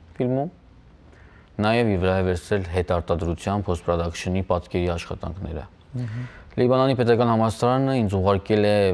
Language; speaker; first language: Armenian; native; Armenian